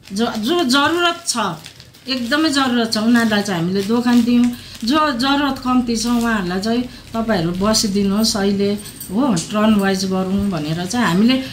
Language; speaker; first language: Nepali; native; Nepali